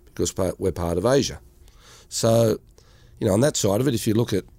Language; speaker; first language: English; native; English